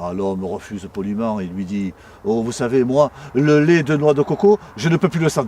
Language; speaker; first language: French; native; French